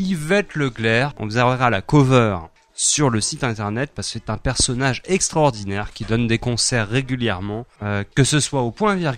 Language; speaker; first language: French; native; French